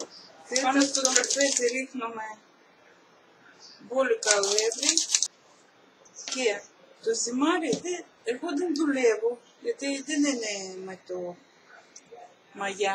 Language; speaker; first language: Greek; non-native, learner; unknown